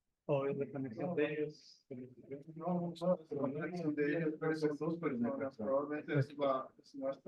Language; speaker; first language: Spanish; non-native, fluent; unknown